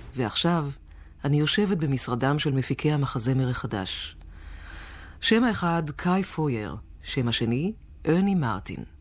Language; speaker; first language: Hebrew; native; Hebrew